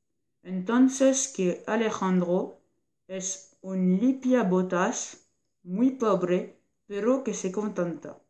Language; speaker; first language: Spanish; non-native, learner; French